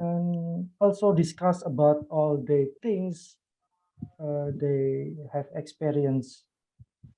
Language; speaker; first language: English; non-native, learner; Indonesian